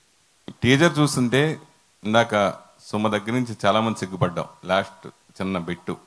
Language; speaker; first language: Telugu; native; Telugu